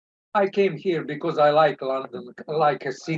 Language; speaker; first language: English; non-native, learner; Serbian